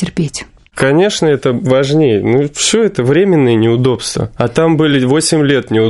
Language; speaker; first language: Russian; native; Russian